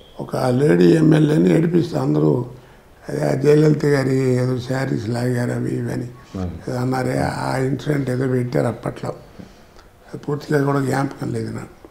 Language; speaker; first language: Telugu; native; Telugu